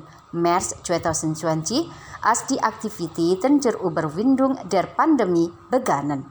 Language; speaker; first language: German; non-native, fluent; Indonesian